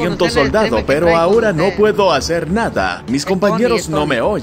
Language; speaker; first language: Spanish; native; Spanish